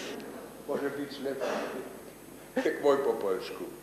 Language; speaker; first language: Polish; non-native, learner; German